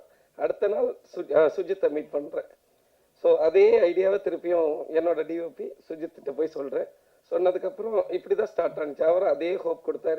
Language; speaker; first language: Tamil; native; Tamil